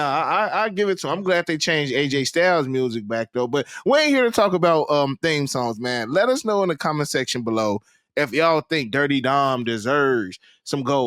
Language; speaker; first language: English; native; English